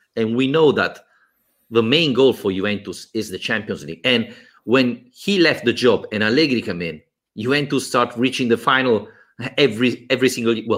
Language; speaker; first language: English; non-native, fluent; Italian